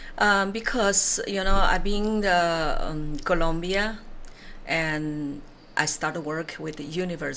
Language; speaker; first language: English; non-native, learner; Chinese